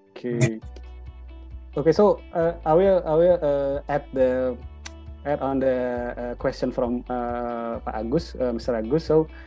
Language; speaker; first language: English; non-native, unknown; Indonesian